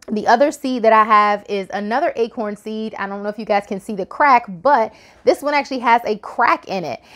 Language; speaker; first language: English; native; English